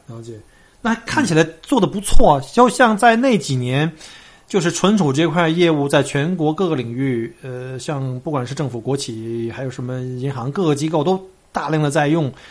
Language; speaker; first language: Chinese; native; Chinese